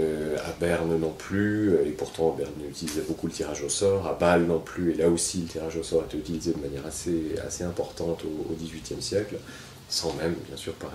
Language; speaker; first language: French; native; French